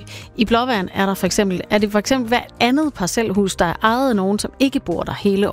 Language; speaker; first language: Danish; native; Danish